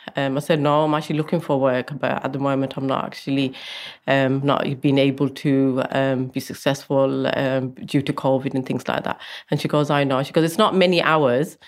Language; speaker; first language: English; native; English